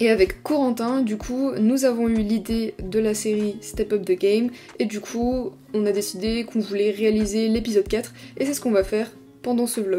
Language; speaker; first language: French; native; French